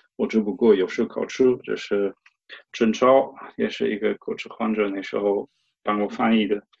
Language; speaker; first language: Chinese; non-native, fluent; German